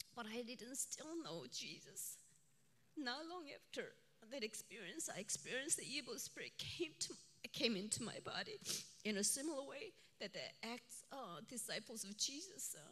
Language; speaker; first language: English; non-native, fluent; Korean